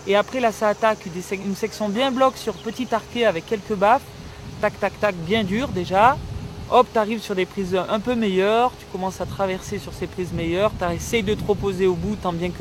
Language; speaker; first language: French; native; French